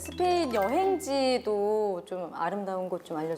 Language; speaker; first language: Korean; native; Korean